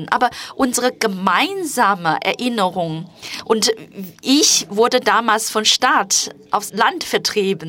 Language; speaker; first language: German; non-native, fluent; Chinese